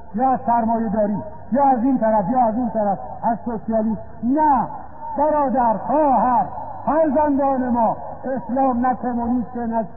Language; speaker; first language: Persian; native; Persian